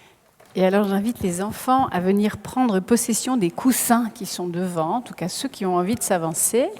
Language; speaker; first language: French; native; French